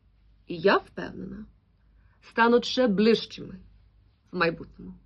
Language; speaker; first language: Ukrainian; non-native, fluent; Swedish